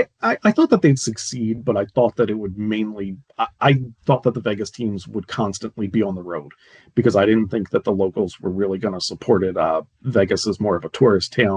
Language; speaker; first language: English; native; English